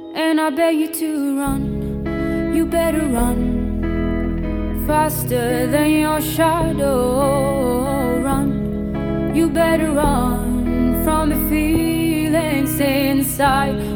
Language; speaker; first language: Norwegian; native; Norwegian